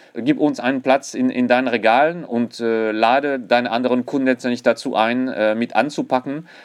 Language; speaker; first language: German; non-native, fluent; French